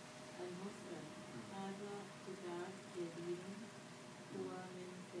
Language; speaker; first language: Arabic; non-native, learner; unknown